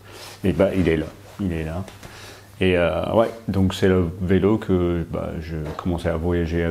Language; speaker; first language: French; non-native, fluent; English